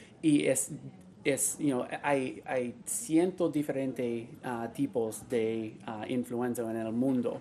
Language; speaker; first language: Spanish; non-native, learner; English